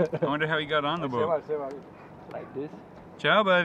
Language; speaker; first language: English; native; English